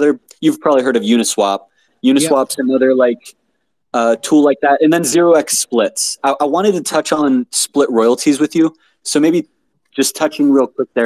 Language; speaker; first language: English; native; English